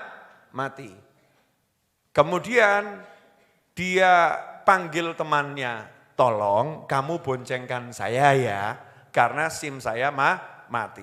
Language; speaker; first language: Indonesian; native; Indonesian